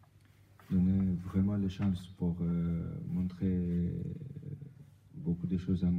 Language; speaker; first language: French; non-native, learner; Albanian